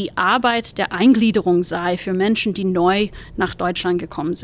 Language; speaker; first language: German; non-native, fluent; English